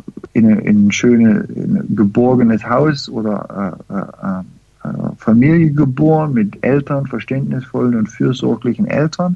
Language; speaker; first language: German; non-native, fluent; English